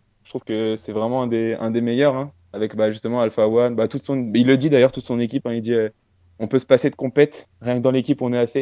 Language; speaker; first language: French; native; French